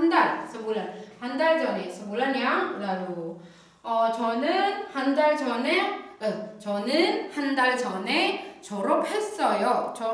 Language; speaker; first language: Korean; non-native, fluent; Indonesian